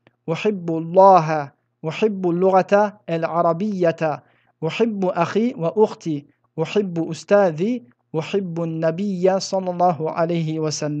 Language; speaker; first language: Arabic; non-native, fluent; French